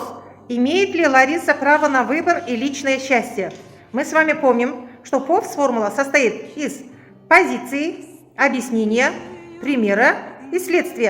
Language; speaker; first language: Russian; non-native, local second language; Kazakh